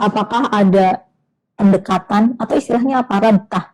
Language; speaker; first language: Indonesian; native; Indonesian